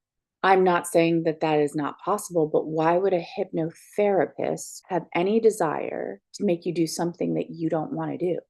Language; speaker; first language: English; native; English